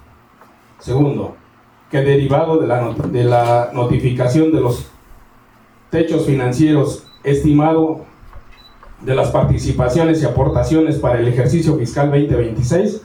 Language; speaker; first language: Spanish; native; Spanish